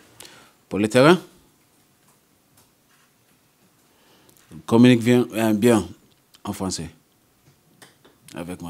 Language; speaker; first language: French; non-native, learner; English